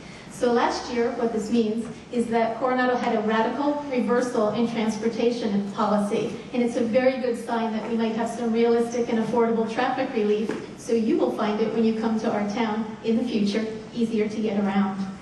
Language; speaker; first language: English; native; English